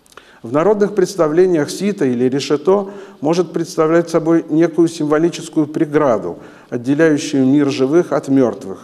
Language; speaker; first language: Russian; native; Russian